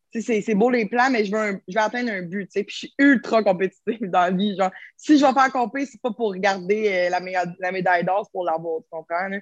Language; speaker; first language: French; native; French